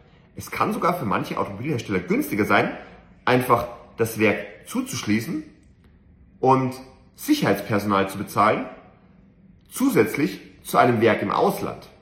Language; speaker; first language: German; native; German